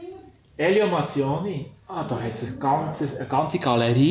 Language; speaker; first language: German; native; German